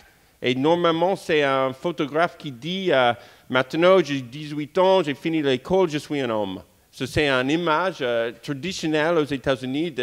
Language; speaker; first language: French; non-native, fluent; English